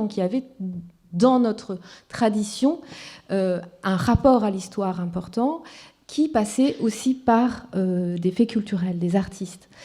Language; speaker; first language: French; non-native, local second language; Kinyarwanda